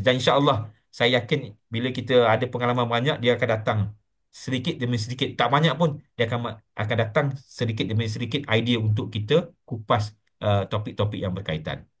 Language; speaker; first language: Malay; native; Malay